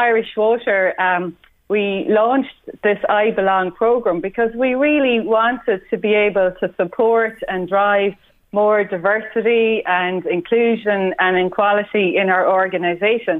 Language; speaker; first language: English; native; English